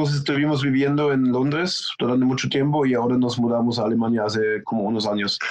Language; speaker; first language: Spanish; non-native, fluent; German